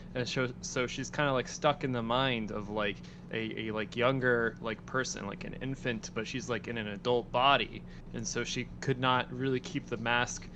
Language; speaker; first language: English; early bilingual, other home language; Spanish